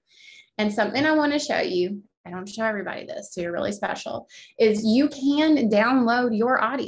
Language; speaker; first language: English; native; English